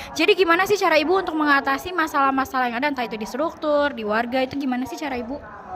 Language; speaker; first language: Indonesian; native; Indonesian